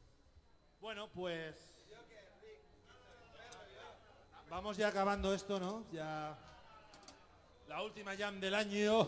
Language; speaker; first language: Spanish; native; Spanish